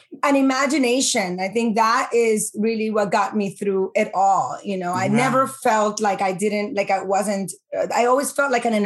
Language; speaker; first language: English; early bilingual, other home language; Spanish